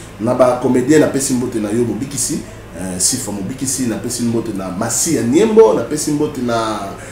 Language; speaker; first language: Lingala; native; Lingala